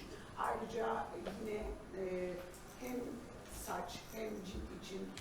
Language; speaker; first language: Turkish; native; Turkish